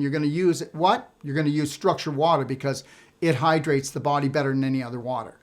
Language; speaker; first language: English; native; English